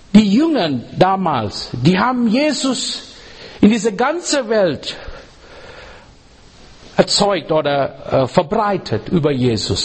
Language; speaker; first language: German; non-native, learner; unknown